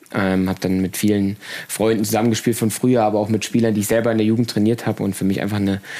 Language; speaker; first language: German; native; German